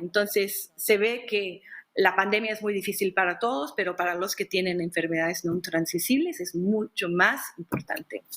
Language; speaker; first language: Spanish; non-native, fluent; English